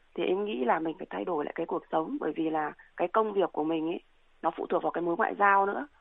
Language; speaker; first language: Vietnamese; native; Vietnamese